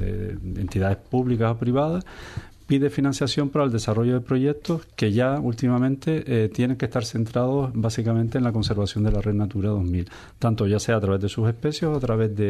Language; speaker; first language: Spanish; native; Spanish